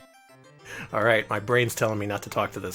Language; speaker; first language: English; native; English